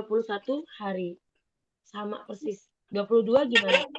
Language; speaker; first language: Indonesian; native; Indonesian